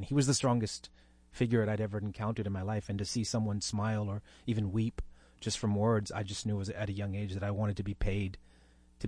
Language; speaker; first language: English; native; English